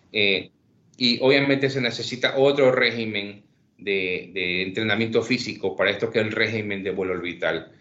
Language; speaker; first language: Spanish; native; Spanish